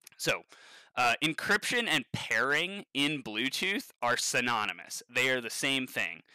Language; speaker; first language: English; native; English